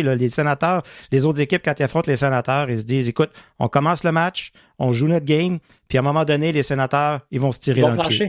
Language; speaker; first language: French; native; French